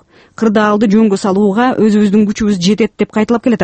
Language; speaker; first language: Kyrgyz; native; Kyrgyz